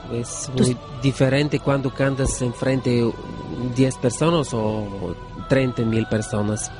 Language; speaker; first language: Spanish; non-native, learner; Bulgarian